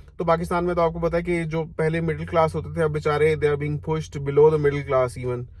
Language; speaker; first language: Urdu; non-native, local second language; Punjabi